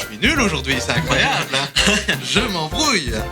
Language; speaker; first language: French; native; French